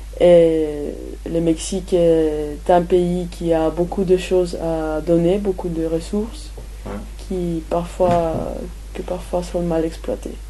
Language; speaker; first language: French; non-native, fluent; Spanish